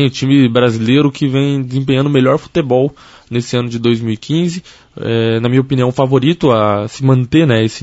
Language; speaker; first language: Portuguese; native; Portuguese